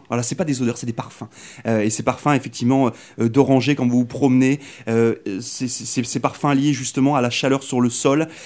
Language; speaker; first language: French; native; French